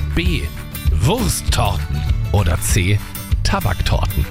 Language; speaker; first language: German; native; German